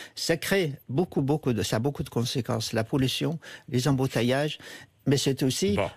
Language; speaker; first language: French; non-native, fluent; Arabic